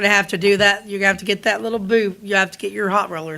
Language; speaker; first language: English; native; English